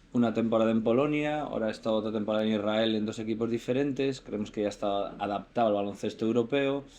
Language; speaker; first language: Spanish; native; Spanish